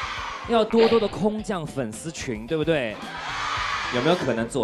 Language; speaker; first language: Chinese; native; Chinese